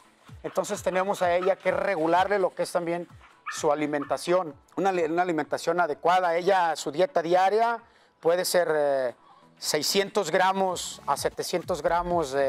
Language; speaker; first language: Spanish; native; Spanish